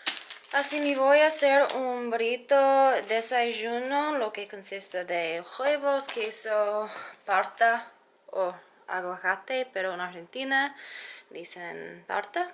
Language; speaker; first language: Spanish; non-native, learner; English